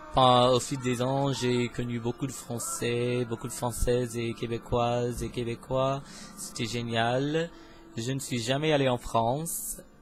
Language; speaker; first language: French; non-native, fluent; English